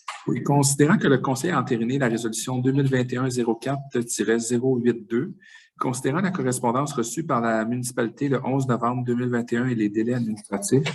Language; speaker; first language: French; native; French